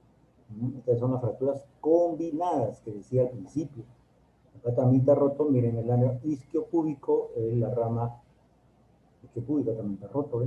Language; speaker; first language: Spanish; native; Spanish